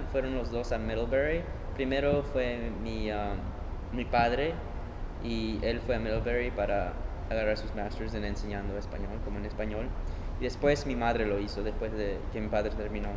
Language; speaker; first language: Spanish; early bilingual, heritage; Spanish